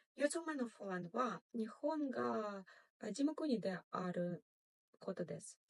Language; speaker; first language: Japanese; non-native, fluent; Ukrainian